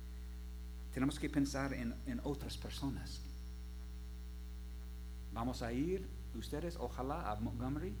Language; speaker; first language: Spanish; non-native, fluent; English